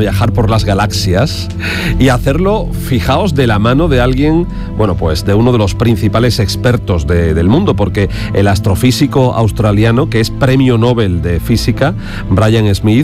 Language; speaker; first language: Spanish; native; Spanish